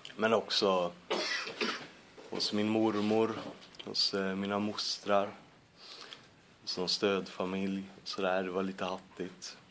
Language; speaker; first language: Swedish; native; Swedish